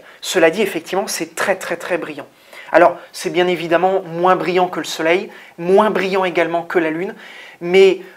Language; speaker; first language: French; native; French